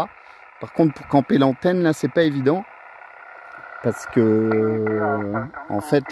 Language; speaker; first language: French; native; French